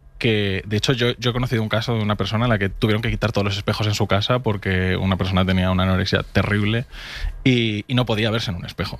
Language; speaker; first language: Spanish; native; Spanish